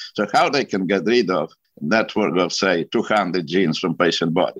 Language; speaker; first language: English; non-native, fluent; Polish